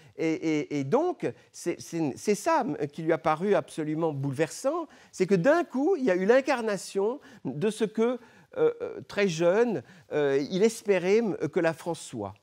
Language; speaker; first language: French; early bilingual, other home language; Arabic